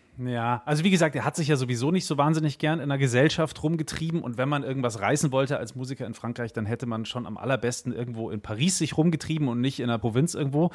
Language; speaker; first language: German; native; German